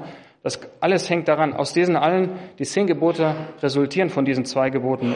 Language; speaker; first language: German; non-native, fluent; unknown